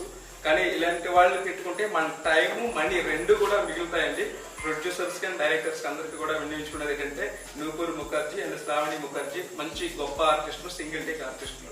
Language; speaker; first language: Telugu; native; Telugu